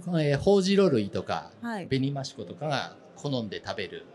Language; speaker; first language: Japanese; native; Japanese